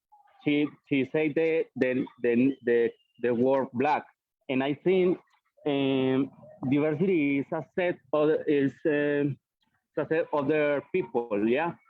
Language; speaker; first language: English; non-native, learner; Spanish